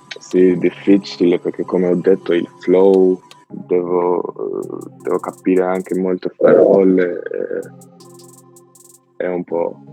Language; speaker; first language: Italian; non-native, learner; Albanian